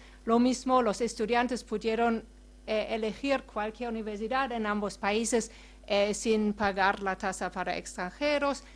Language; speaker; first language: Spanish; non-native, fluent; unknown